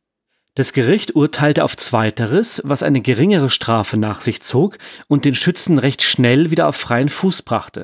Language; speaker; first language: German; native; German